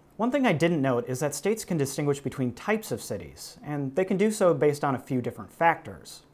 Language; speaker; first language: English; native; English